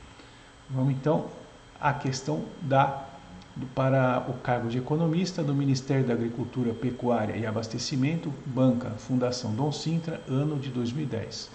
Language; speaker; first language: Portuguese; native; Portuguese